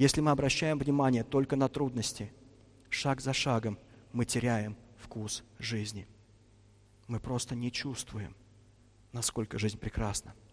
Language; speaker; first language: Russian; native; Russian